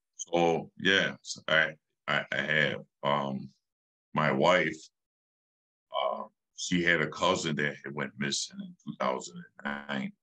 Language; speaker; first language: English; native; English